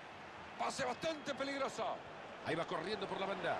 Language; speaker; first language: Spanish; native; Spanish